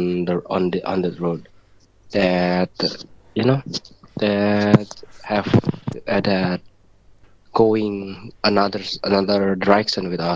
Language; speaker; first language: English; non-native, learner; Indonesian